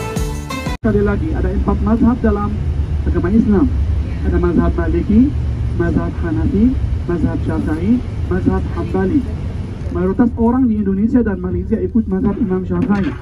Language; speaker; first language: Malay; non-native, fluent; Arabic